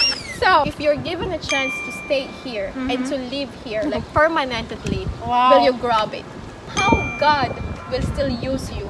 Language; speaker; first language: English; non-native, fluent; Filipino